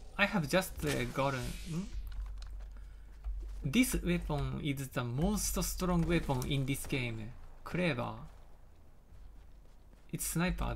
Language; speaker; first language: English; non-native, learner; Japanese